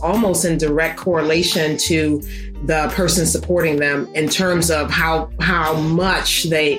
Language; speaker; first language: English; native; English